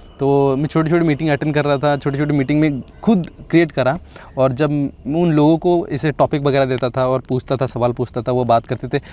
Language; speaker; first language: Hindi; non-native, local second language; Odia